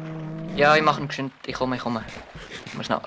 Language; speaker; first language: German; native; German